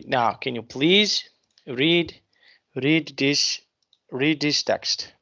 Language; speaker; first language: English; non-native, fluent; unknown